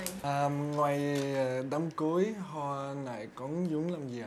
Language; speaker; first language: Vietnamese; non-native, learner; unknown